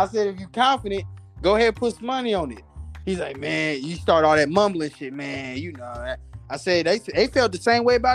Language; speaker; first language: English; native; English